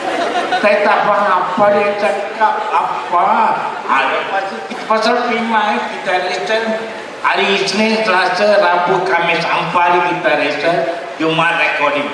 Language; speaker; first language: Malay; non-native, local second language; Tamil